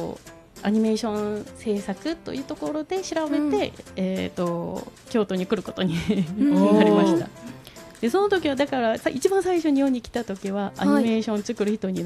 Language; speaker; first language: Japanese; non-native, fluent; Korean